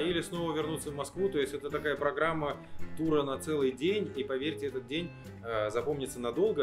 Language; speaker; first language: Russian; native; Russian